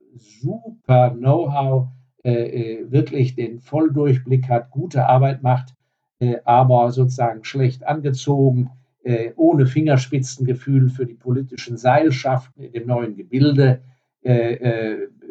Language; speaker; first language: German; native; German